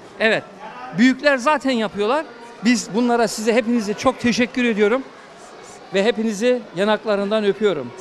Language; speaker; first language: Turkish; native; Turkish